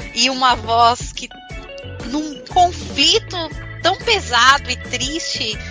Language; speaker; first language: Portuguese; native; Portuguese